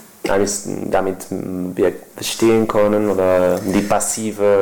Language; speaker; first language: German; non-native, learner; Spanish